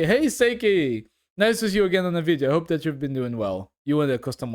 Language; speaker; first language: English; non-native, fluent; Portuguese